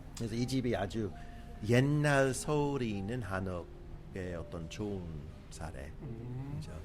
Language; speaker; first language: Korean; non-native, fluent; English